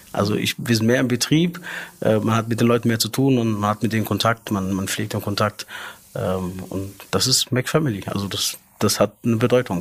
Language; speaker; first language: German; early bilingual, other home language; Arabic